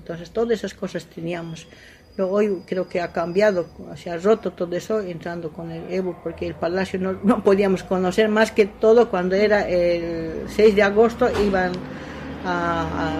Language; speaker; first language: Spanish; non-native, local second language; Aymara